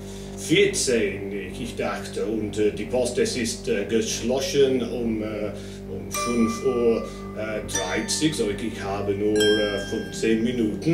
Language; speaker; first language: German; non-native, learner; English